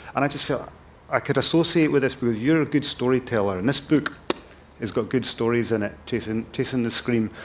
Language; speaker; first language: English; native; English